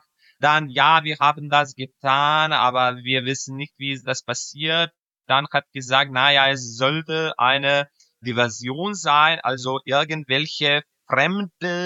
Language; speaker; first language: German; non-native, fluent; Serbian